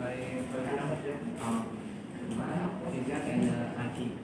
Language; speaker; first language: English; non-native, learner; Vietnamese